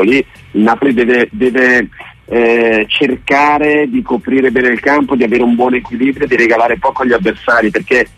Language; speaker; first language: Italian; native; Italian